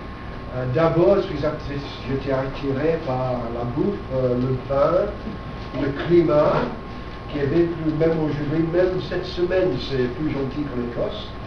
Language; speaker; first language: French; non-native, fluent; English